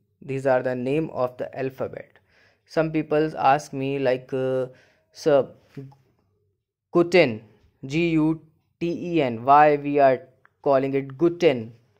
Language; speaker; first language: English; non-native, local second language; Hindi